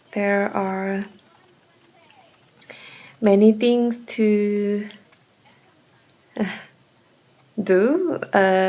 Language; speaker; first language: English; non-native, learner; Korean